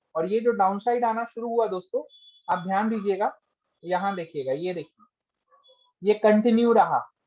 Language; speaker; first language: Hindi; native; Hindi